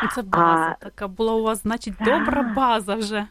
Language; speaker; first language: Ukrainian; native; Ukrainian